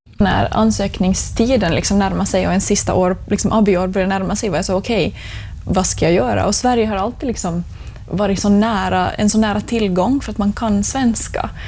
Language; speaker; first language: Swedish; native; Swedish